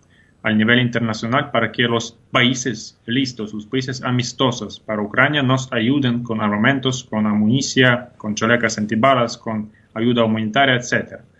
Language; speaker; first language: Spanish; non-native, fluent; Ukrainian